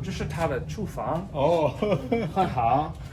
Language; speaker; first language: Chinese; non-native, learner; English